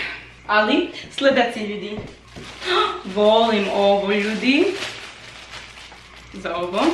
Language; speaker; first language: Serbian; non-native, learner; English